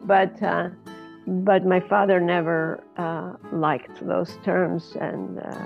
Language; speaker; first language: English; non-native, fluent; Ladino